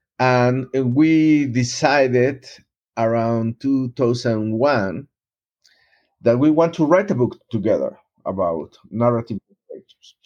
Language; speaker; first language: English; non-native, fluent; Spanish